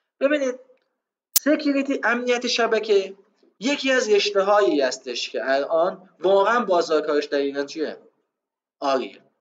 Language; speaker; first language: Persian; non-native, local second language; Azerbaijani